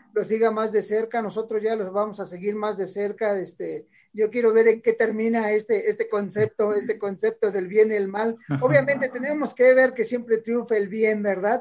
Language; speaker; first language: Spanish; native; Spanish